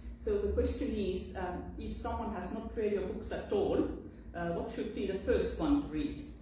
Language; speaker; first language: English; non-native, fluent; Estonian